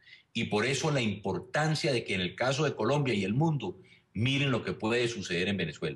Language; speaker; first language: Spanish; native; Spanish